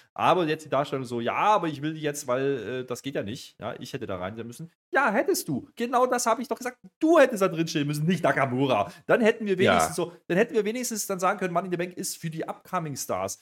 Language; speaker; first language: German; native; German